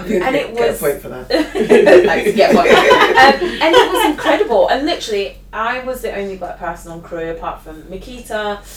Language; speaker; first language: English; native; English